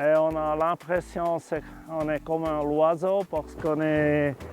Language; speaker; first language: French; non-native, learner; German